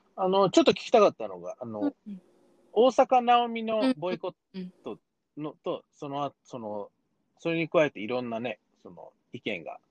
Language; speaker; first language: Japanese; early bilingual, heritage; Japanese